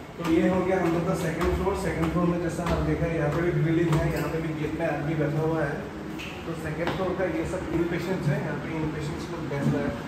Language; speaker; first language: Hindi; non-native, local second language; Assamese